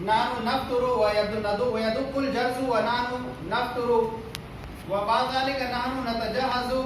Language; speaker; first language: Arabic; non-native, fluent; Urdu